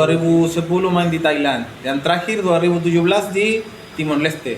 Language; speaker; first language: Indonesian; non-native, fluent; Spanish